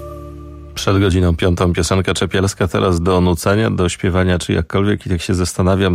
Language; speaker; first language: Polish; native; Polish